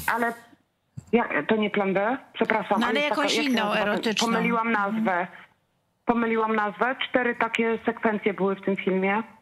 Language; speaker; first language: Polish; native; Polish